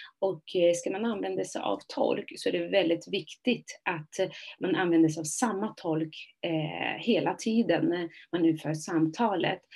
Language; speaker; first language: Swedish; early bilingual, other home language; Somali